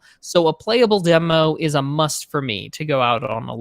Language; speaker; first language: English; native; English